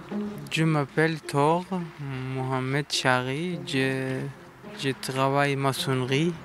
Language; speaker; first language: French; non-native, learner; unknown